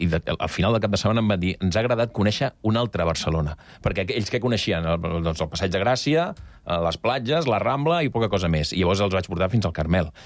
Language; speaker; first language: Catalan; native; Catalan